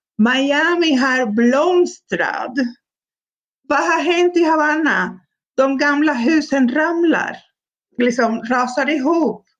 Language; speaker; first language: Swedish; non-native, fluent; Spanish